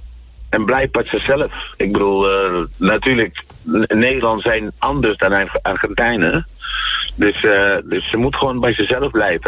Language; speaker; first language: Dutch; non-native, fluent; Spanish